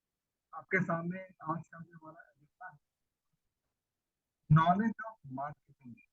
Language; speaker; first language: Hindi; native; Hindi